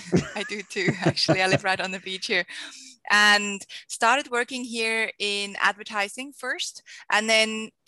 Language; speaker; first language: English; non-native, fluent; Swiss German